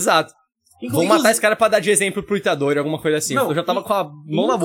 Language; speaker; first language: Portuguese; native; Portuguese